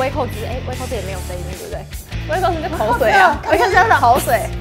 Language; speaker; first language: Chinese; native; Chinese